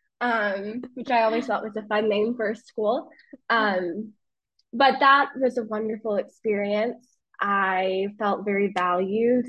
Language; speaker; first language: English; native; English